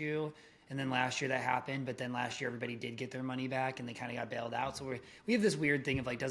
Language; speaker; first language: English; native; English